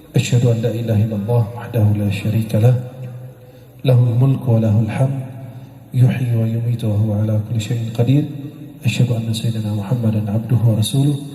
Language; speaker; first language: Indonesian; non-native, fluent; Arabic